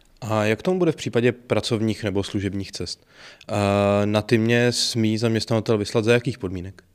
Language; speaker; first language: Czech; native; Czech